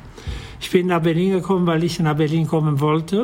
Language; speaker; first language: German; non-native, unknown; Italian